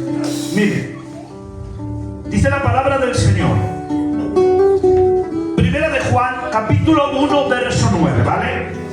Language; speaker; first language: Spanish; native; Spanish